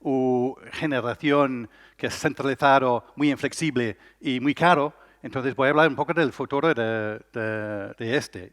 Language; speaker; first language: Spanish; non-native, learner; English